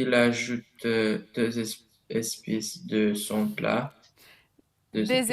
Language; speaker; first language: French; non-native, learner; Romanian